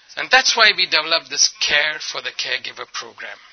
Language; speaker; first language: English; early bilingual, other home language; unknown